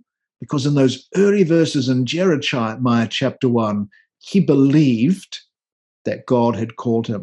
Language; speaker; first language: English; native; English